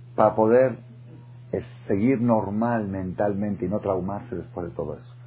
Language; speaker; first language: Spanish; non-native, fluent; Hebrew